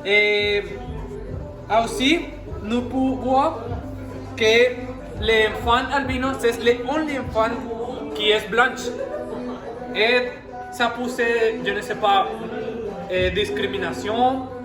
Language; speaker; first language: French; non-native, learner; Spanish